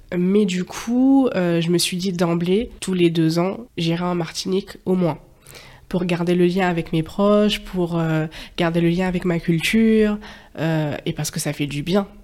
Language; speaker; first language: French; native; French